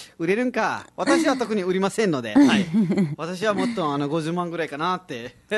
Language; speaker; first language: Japanese; non-native, fluent; Nepali